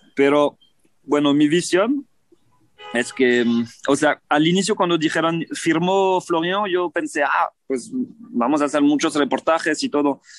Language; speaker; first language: Spanish; non-native, fluent; French